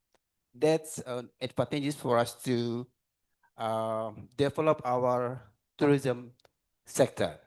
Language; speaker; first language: English; non-native, learner; Indonesian